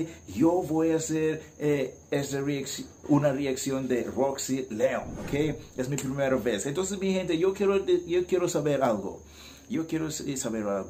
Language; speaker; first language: Spanish; non-native, learner; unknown